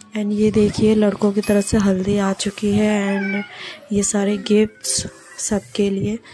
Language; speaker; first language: Hindi; non-native, local second language; Bangla